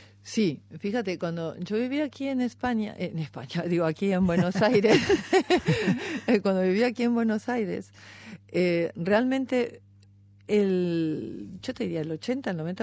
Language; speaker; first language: Spanish; native; Spanish